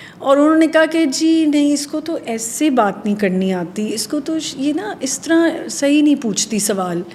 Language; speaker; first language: Urdu; native; Urdu